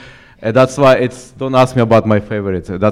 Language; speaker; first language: English; non-native, fluent; Ukrainian